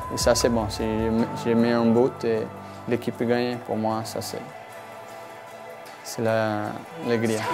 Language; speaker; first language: French; non-native, learner; Portuguese